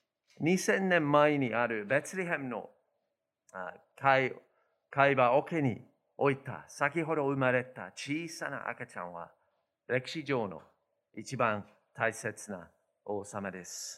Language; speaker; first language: Japanese; non-native, fluent; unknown